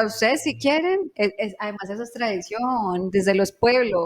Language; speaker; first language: Spanish; native; Spanish